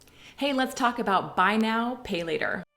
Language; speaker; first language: English; native; English